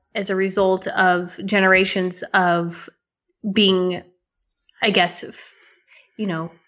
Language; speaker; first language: English; native; English